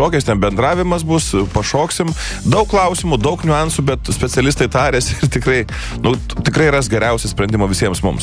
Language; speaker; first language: Lithuanian; native; Lithuanian